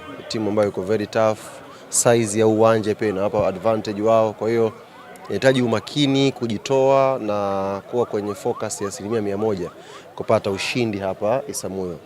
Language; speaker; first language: Swahili; native; Swahili